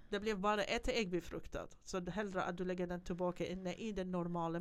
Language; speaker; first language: Swedish; non-native, fluent; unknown